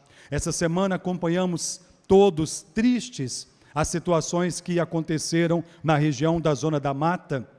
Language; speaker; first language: Portuguese; native; Portuguese